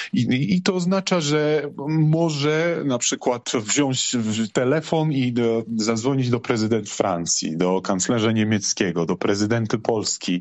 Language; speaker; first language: Polish; non-native, fluent; Georgian